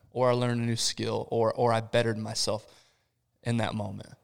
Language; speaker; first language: English; early bilingual, other home language; Portuguese